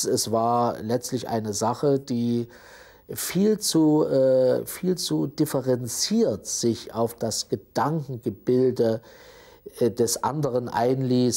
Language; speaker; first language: German; native; German